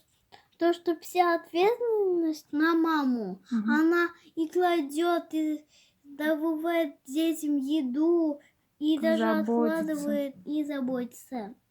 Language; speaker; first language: Russian; native; Russian